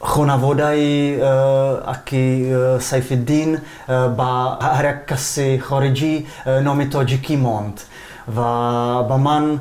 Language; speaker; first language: Persian; non-native, fluent; Czech